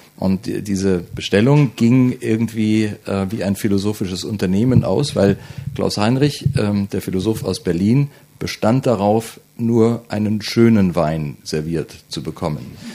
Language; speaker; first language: German; native; German